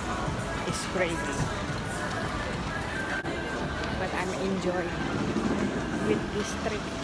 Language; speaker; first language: English; non-native, learner; Indonesian